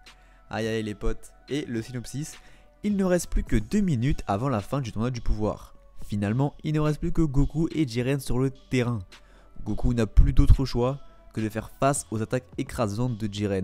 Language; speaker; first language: French; native; French